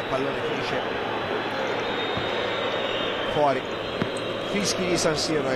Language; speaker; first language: Italian; native; Italian